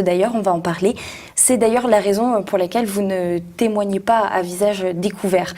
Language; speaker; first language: French; native; French